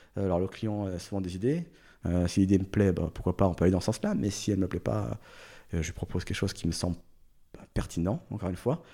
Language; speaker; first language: French; early bilingual, other home language; Portuguese